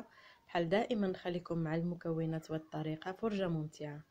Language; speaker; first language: Arabic; native; Arabic